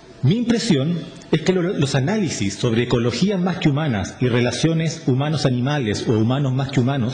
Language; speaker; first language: Spanish; native; Spanish